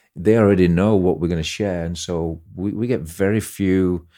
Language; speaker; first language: English; native; English